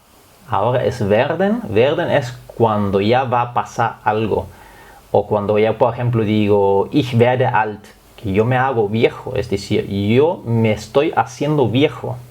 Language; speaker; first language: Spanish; non-native, fluent; German